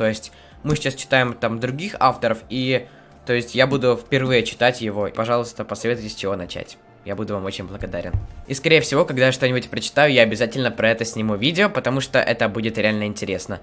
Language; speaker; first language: Russian; native; Russian